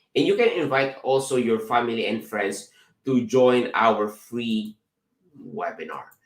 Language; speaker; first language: English; non-native, local second language; Filipino